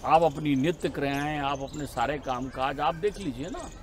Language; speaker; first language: Hindi; native; Hindi